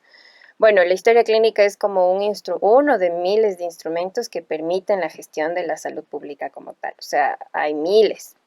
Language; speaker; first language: Spanish; native; Spanish